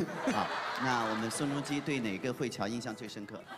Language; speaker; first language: Chinese; native; Chinese